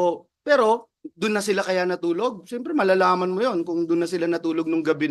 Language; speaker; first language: Filipino; native; Filipino